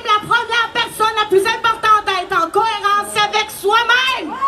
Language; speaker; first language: French; native; French